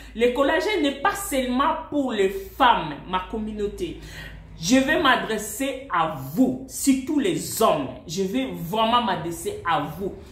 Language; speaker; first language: French; non-native, local second language; Swahili